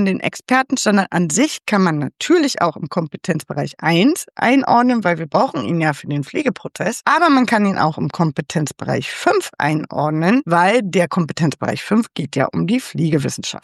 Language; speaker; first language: German; native; German